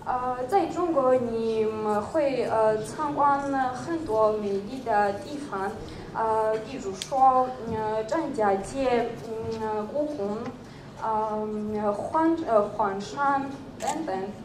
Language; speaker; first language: Chinese; non-native, learner; Georgian